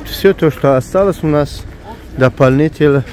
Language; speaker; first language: Russian; non-native, fluent; Tajik